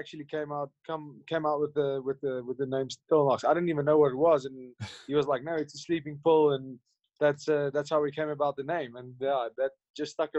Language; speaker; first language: English; non-native, local second language; Afrikaans